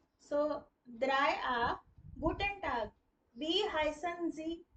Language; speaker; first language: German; non-native, fluent; Hindi